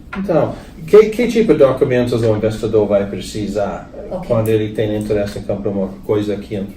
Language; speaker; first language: Portuguese; non-native, learner; English